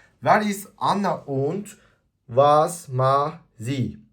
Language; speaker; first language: German; non-native, learner; Turkish